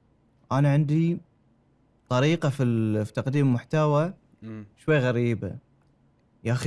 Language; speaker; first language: Arabic; native; Arabic